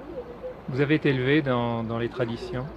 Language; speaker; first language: French; native; French